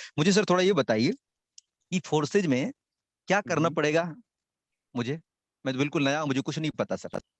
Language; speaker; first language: Hindi; native; Hindi